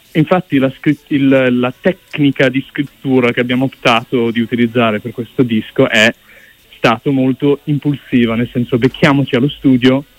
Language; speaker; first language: Italian; early bilingual, other home language; English